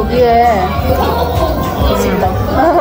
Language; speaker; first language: Korean; non-native, fluent; Japanese